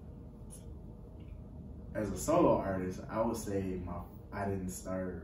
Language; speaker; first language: English; native; English